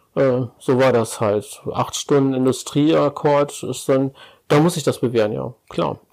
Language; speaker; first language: German; native; German